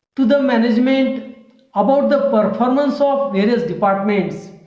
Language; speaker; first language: English; non-native, local second language; Marathi